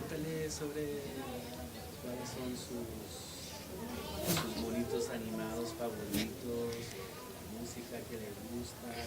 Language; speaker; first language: Spanish; native; Spanish